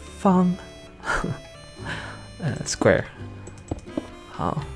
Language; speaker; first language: Chinese; non-native, learner; English